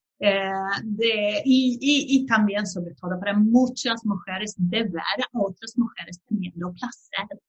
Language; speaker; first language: Spanish; non-native, fluent; Swedish